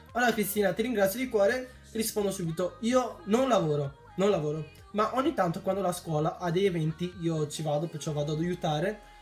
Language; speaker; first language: Italian; early bilingual, other home language; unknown